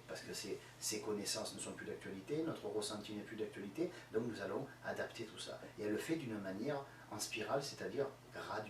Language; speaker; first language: French; native; French